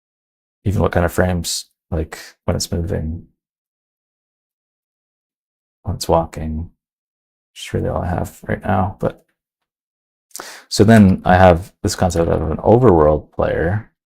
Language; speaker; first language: English; native; English